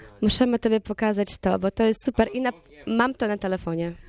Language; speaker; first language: Polish; non-native, learner; Ukrainian